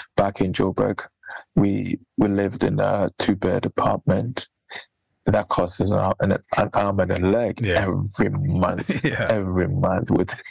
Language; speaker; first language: English; non-native, local second language; Akan